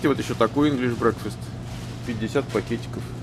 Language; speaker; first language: Russian; native; Russian